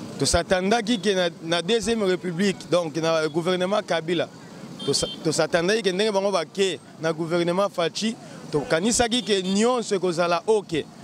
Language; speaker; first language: Lingala; native; Lingala